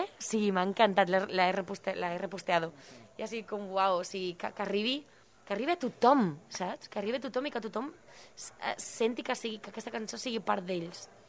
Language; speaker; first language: Catalan; early bilingual, other home language; Spanish